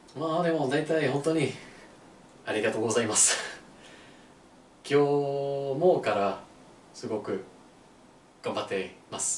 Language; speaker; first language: Japanese; non-native, learner; English